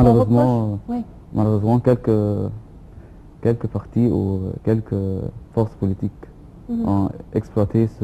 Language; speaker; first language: French; non-native, fluent; Arabic